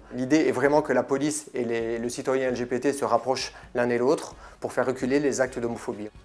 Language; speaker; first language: French; native; French